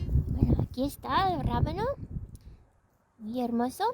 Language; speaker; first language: Spanish; non-native, fluent; English